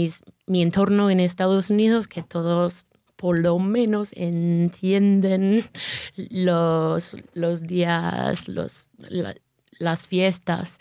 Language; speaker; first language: Spanish; non-native, fluent; English